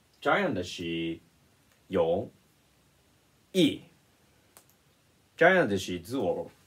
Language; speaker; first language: Chinese; non-native, learner; Japanese